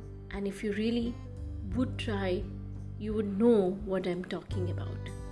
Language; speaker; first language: English; non-native, local second language; Hindi